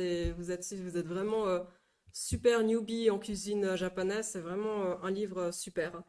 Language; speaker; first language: French; native; French